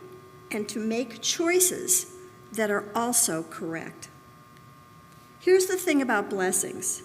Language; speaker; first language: English; native; English